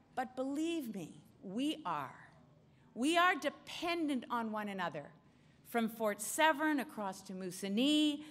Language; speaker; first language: English; native; English